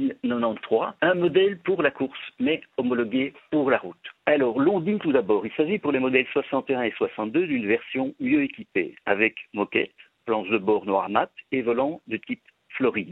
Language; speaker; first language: French; native; French